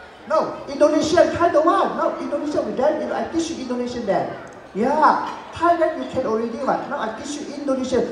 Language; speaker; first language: English; non-native, learner; Min Nan Chinese